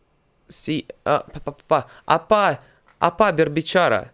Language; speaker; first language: Indonesian; non-native, learner; Russian